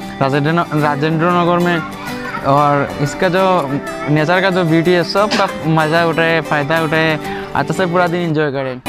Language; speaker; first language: Hindi; non-native, local second language; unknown